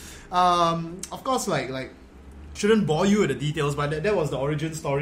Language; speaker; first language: English; native; English